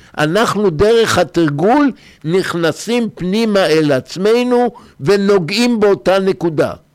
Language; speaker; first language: Hebrew; native; Hebrew